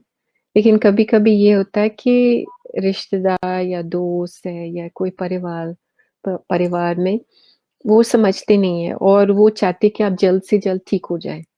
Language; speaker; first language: Hindi; early bilingual, heritage; English